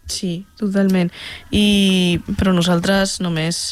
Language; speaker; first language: Catalan; non-native, local second language; Spanish